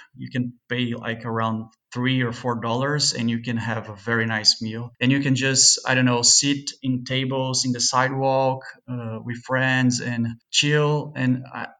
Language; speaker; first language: English; non-native, fluent; Portuguese